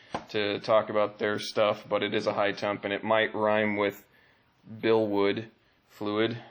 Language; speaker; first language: English; native; English